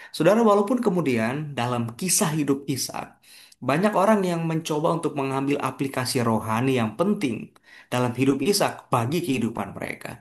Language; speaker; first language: Indonesian; native; Indonesian